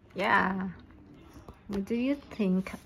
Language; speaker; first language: English; non-native, learner; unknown